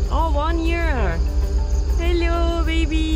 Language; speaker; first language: English; non-native, learner; Turkish